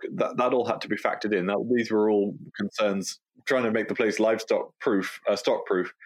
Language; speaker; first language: English; native; English